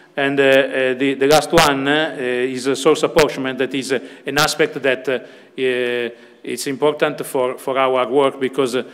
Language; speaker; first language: English; non-native, fluent; Italian